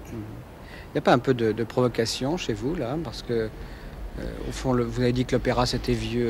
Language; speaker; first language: French; native; French